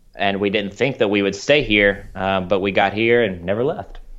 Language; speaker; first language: English; native; English